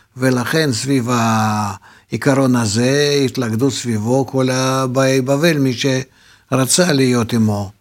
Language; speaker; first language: Hebrew; non-native, fluent; Russian